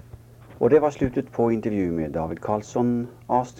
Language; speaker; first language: Swedish; native; Swedish